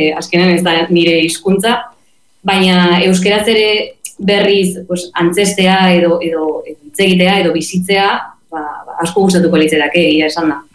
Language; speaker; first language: Basque; non-native, local second language; Spanish